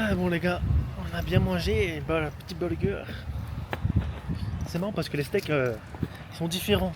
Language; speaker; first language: French; native; French